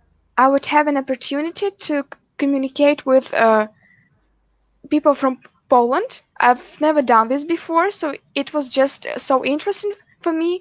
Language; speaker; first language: English; non-native, fluent; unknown